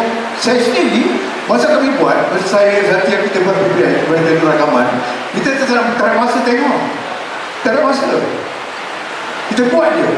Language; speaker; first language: Malay; native; Malay